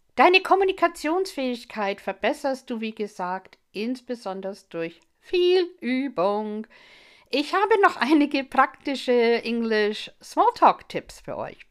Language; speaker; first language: German; non-native, fluent; English